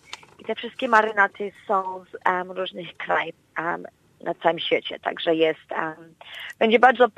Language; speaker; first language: Polish; early bilingual, heritage; Polish